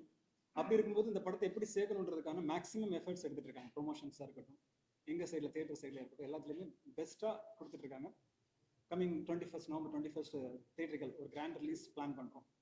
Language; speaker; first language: Tamil; native; Tamil